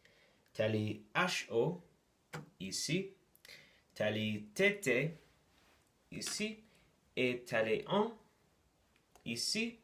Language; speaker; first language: French; non-native, learner; English